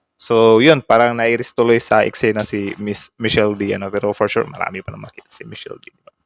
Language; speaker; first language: Filipino; native; Filipino